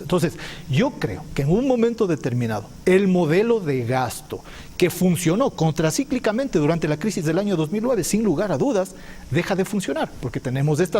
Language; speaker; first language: Spanish; native; Spanish